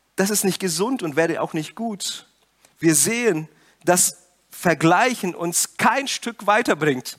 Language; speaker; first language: German; non-native, fluent; Portuguese